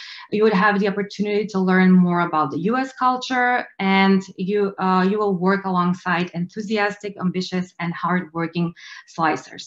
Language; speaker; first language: English; non-native, fluent; Macedonian